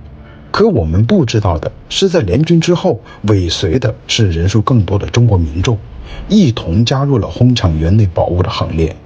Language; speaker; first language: Chinese; native; Chinese